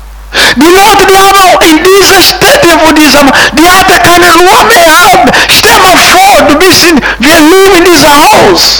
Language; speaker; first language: German; non-native, fluent; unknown